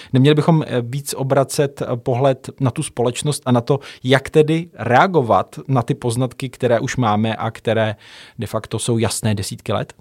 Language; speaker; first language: Czech; native; Czech